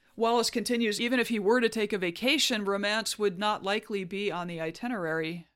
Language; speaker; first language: English; native; English